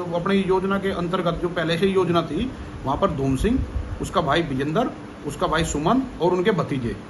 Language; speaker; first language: Hindi; native; Hindi